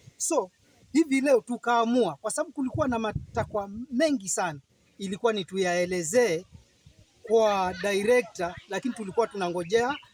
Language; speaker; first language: Swahili; native; Swahili